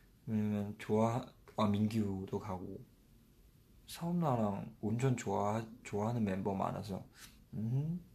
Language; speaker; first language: Korean; non-native, fluent; Chinese